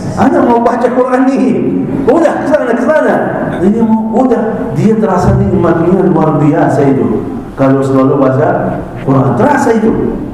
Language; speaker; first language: Malay; non-native, fluent; Arabic